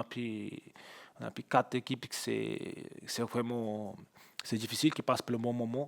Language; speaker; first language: French; non-native, fluent; Portuguese